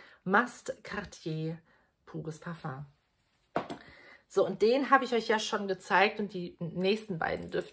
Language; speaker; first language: German; native; German